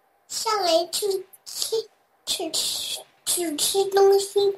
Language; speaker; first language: Chinese; early bilingual, heritage; Chinese